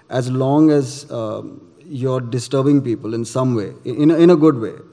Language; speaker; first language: English; non-native, local second language; Gujarati